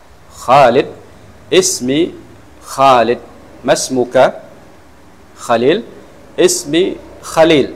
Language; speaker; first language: Arabic; non-native, fluent; Western Cham